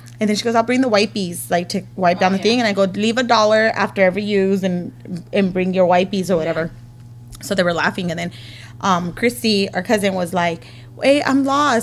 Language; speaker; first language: English; native; English